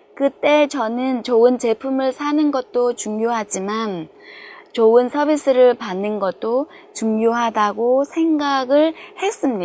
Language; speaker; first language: Korean; non-native, fluent; Vietnamese